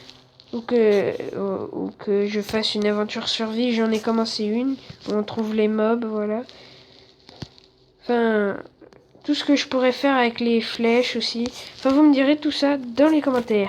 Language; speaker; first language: French; native; French